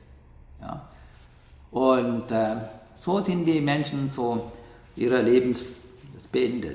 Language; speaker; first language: German; non-native, learner; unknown